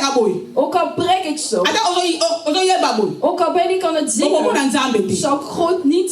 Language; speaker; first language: Dutch; non-native, learner; Lingala